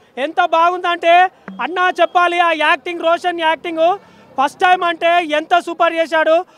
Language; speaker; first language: Telugu; native; Telugu